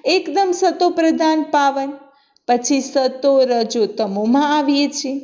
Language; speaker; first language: Hindi; non-native, local second language; Gujarati